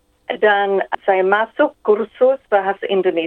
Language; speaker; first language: Indonesian; non-native, fluent; English